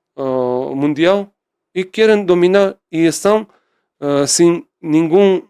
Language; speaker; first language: Portuguese; non-native, fluent; Persian